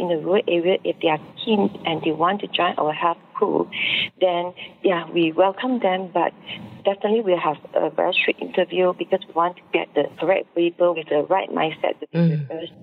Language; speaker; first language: English; non-native, local second language; Min Nan Chinese